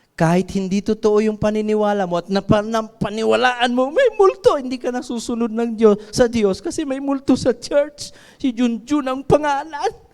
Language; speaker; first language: Filipino; non-native, local second language; Iloko